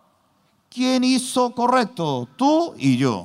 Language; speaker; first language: Spanish; non-native, learner; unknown